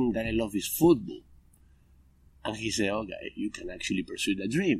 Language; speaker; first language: English; non-native, fluent; Spanish